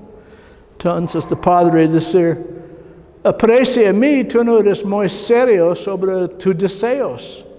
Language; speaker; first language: Spanish; non-native, learner; English